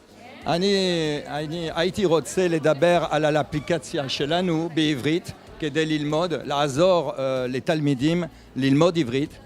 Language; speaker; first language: Hebrew; non-native, learner; French